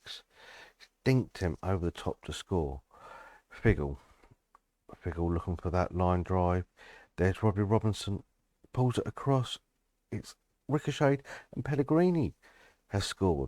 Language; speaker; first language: English; native; English